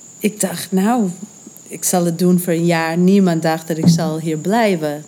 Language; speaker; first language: Dutch; non-native, fluent; English